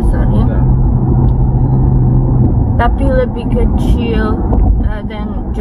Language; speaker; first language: Indonesian; non-native, learner; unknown